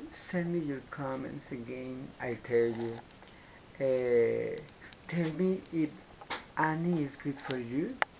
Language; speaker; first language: English; non-native, learner; Spanish